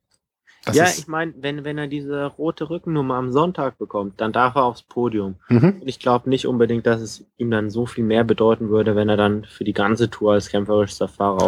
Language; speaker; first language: German; native; German